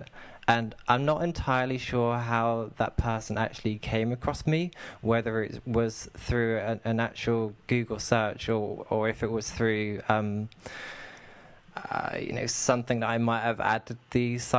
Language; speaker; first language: English; native; English